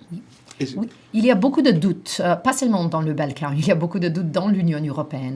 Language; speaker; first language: French; non-native, fluent; Macedonian